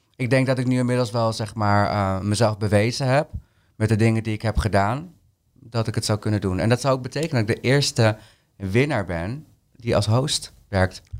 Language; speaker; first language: Dutch; early bilingual, other home language; Spanish